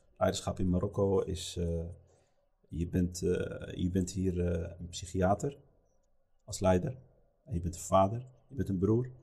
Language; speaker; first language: Dutch; early bilingual, other home language; Riffian